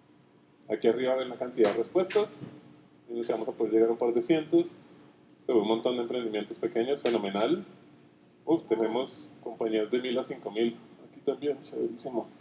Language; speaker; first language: Spanish; native; Spanish